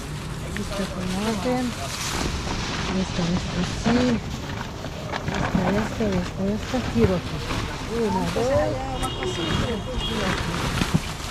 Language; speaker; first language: Spanish; non-native, learner; Filipino